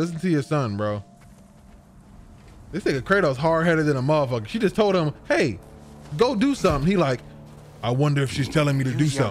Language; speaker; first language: English; native; English